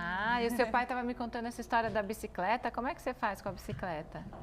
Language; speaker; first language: Portuguese; native; Portuguese